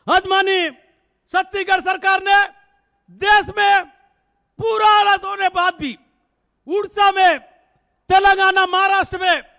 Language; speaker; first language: Hindi; native; Hindi